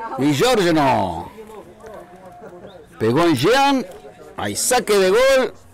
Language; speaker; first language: Spanish; native; Spanish